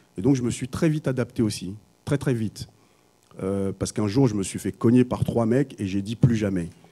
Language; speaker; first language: French; early bilingual, other home language; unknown